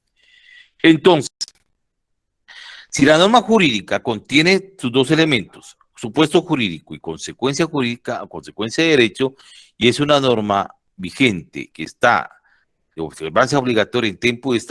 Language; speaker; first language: Spanish; native; Spanish